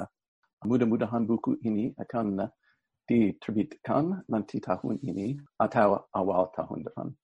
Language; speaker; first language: Indonesian; non-native, learner; English